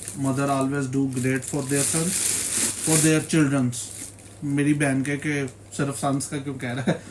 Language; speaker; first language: Urdu; non-native, local second language; Punjabi